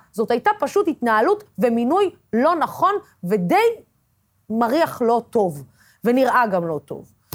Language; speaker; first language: Hebrew; non-native, local second language; Arabic